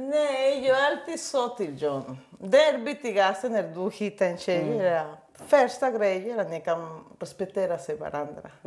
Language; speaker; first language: Swedish; non-native, learner; Spanish